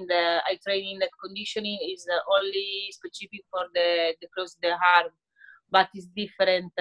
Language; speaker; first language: English; non-native, learner; Italian